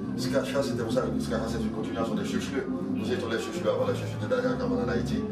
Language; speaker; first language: French; native; French